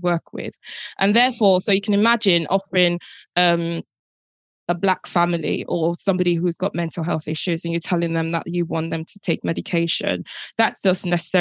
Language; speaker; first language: English; non-native, local second language; Yoruba